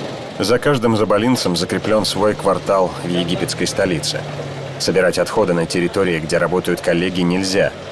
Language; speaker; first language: Russian; native; Russian